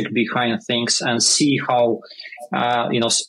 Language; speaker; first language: English; non-native, fluent; Russian